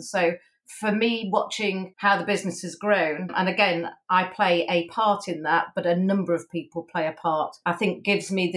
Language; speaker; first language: English; native; English